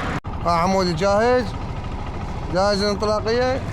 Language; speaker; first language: Arabic; native; Arabic